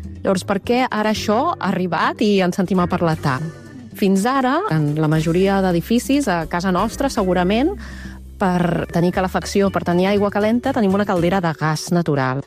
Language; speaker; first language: Catalan; native; Catalan